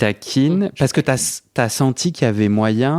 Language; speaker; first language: French; native; French